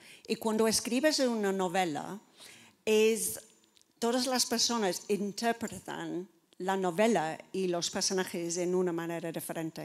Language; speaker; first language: Spanish; non-native, fluent; English